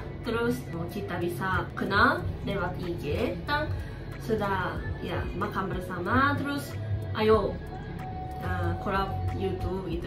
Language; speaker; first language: Indonesian; non-native, fluent; Japanese